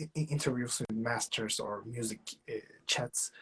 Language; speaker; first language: English; non-native, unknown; Turkish